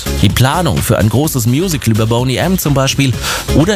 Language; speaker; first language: German; native; German